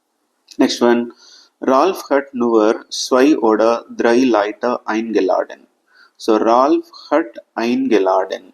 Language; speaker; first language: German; non-native, fluent; Telugu